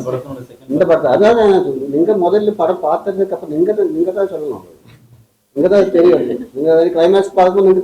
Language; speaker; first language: Tamil; non-native, learner; Malayalam